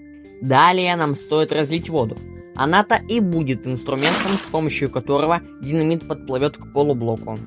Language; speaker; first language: Russian; native; Russian